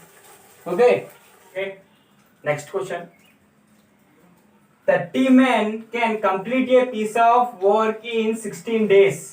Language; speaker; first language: English; non-native, local second language; Telugu